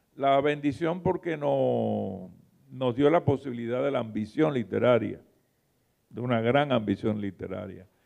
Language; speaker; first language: Spanish; native; Spanish